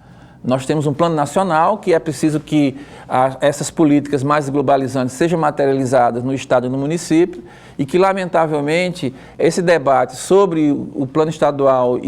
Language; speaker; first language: Portuguese; native; Portuguese